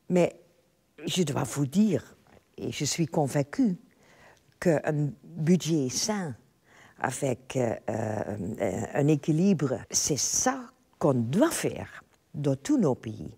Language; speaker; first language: French; non-native, fluent; Dutch